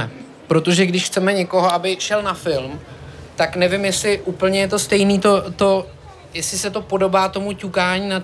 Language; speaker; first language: Czech; native; Czech